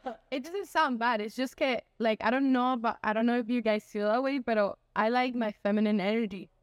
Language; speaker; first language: English; early bilingual, other home language; Spanish